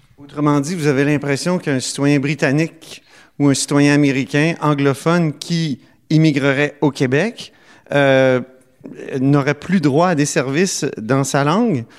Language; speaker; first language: French; native; French